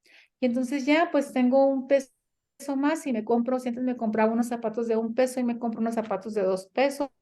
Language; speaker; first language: Spanish; native; Spanish